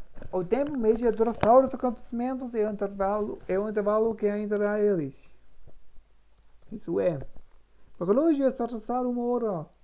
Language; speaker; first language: Portuguese; non-native, learner; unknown